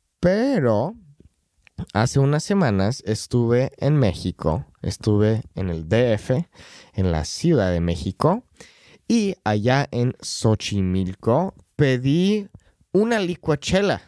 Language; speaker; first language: Spanish; non-native, fluent; English